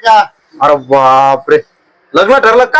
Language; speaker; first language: Marathi; native; Marathi